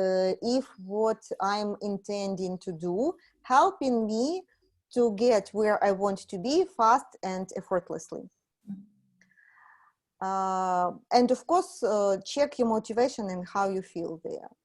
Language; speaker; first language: English; non-native, fluent; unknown